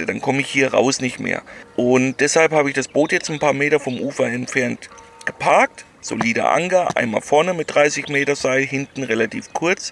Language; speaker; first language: German; native; German